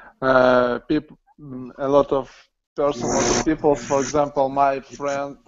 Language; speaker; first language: English; non-native, learner; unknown